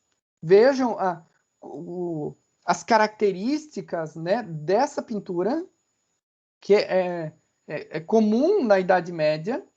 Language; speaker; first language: Portuguese; native; Portuguese